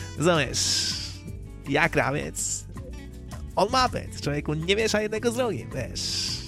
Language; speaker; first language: Polish; native; Polish